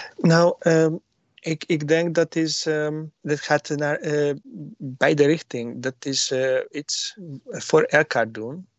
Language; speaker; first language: Dutch; non-native, learner; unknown